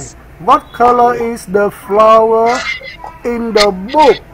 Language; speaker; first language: English; non-native, learner; Vietnamese